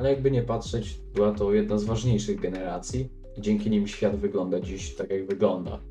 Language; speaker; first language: Polish; native; Polish